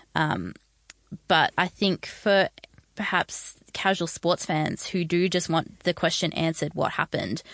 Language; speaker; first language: English; native; English